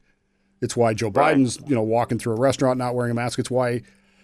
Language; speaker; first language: English; native; English